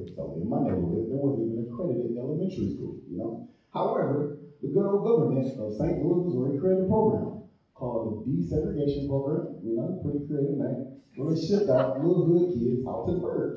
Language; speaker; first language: English; native; English